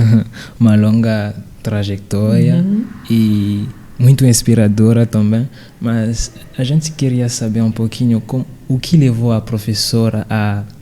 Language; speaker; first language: Portuguese; non-native, fluent; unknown